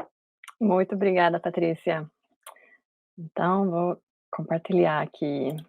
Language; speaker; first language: Portuguese; non-native, fluent; Swedish